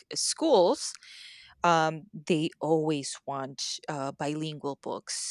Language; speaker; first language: English; non-native, fluent; Spanish